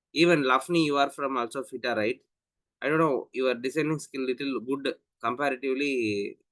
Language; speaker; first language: English; non-native, local second language; Tamil